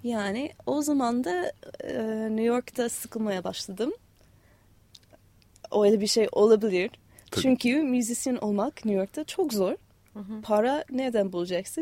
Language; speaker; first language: Turkish; non-native, fluent; English